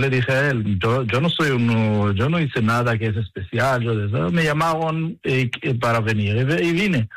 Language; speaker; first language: Spanish; early bilingual, heritage; Spanish